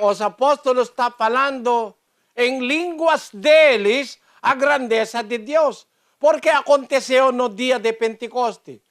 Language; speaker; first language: Portuguese; non-native, learner; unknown